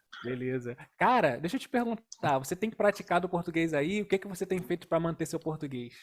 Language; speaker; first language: Portuguese; native; Portuguese